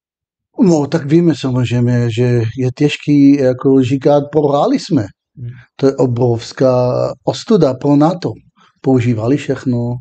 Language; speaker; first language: Czech; non-native, fluent; Hebrew